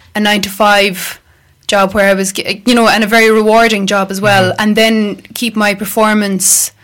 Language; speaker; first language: English; native; English